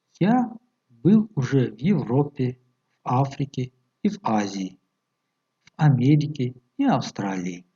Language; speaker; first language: Russian; non-native, fluent; Tajik